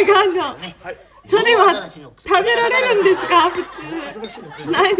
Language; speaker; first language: Japanese; non-native, fluent; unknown